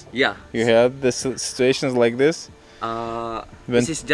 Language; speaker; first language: English; non-native, learner; Lithuanian